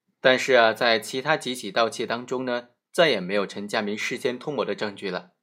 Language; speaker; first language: Chinese; native; Chinese